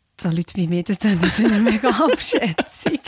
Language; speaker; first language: German; native; German